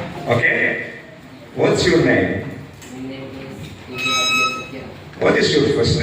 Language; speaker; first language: English; non-native, fluent; Indonesian